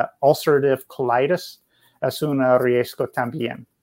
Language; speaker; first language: Spanish; non-native, learner; English